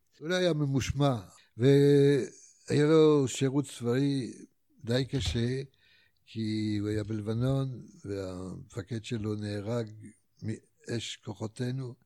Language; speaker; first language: Hebrew; non-native, fluent; French